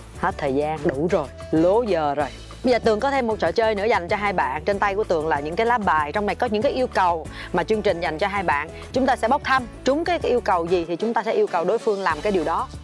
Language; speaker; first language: Vietnamese; native; Vietnamese